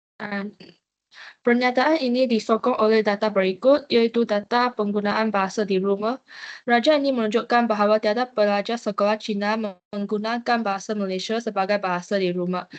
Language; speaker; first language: Malay; non-native, local second language; Chinese